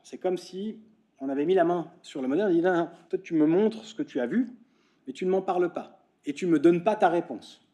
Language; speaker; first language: French; native; French